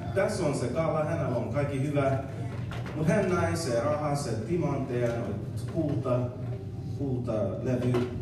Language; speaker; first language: Finnish; non-native, learner; English